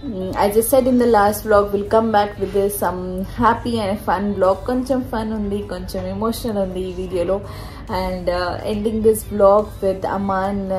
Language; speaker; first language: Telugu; non-native, local second language; Urdu